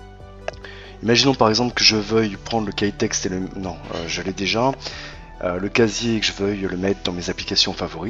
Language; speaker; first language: French; native; French